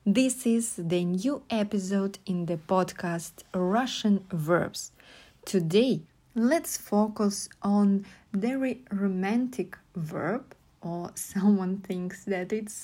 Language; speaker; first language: English; non-native, fluent; Russian